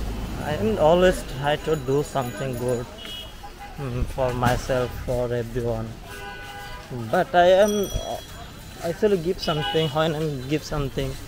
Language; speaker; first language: English; non-native, learner; Bangla